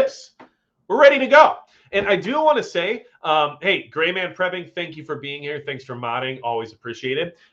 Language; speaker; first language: English; native; English